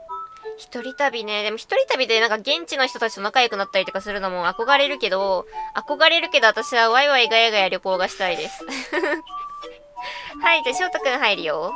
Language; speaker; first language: Japanese; native; Japanese